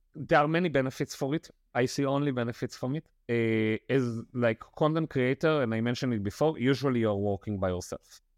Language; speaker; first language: English; non-native, fluent; Italian